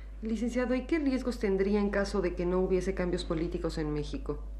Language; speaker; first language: Spanish; native; Spanish